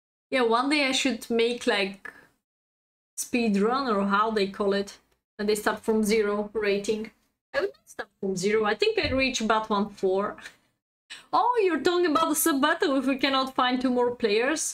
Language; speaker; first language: English; non-native, fluent; Bulgarian